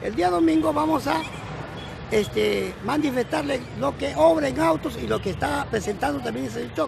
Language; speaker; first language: Spanish; native; Spanish